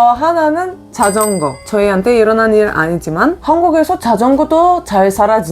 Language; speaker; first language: Korean; non-native, fluent; Bulgarian